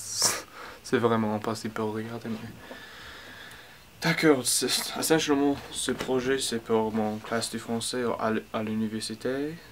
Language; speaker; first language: French; non-native, learner; English